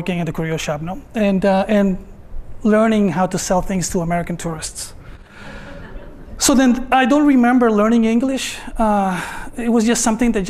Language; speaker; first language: English; non-native, fluent; Spanish